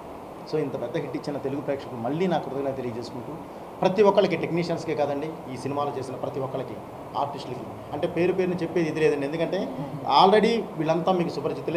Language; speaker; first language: Telugu; native; Telugu